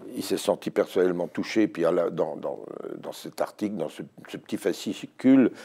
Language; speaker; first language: French; native; French